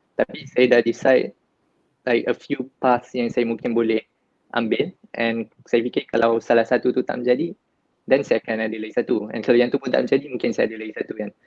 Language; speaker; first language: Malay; native; Malay